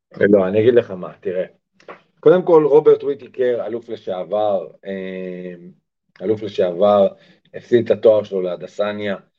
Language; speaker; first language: Hebrew; early bilingual, other home language; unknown